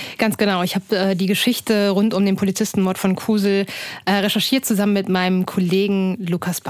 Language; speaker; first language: German; native; German